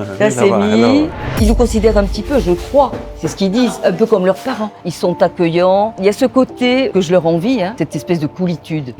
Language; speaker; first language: French; native; French